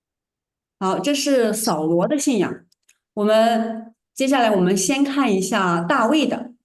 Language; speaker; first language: Chinese; native; Chinese